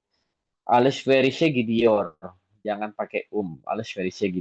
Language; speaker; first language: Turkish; non-native, fluent; Indonesian